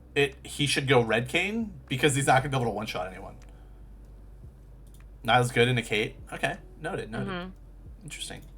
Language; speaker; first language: English; native; English